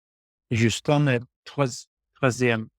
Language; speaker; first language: French; non-native, learner; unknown